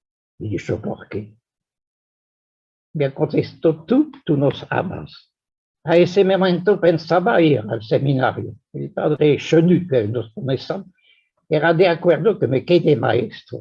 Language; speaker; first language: Spanish; non-native, fluent; French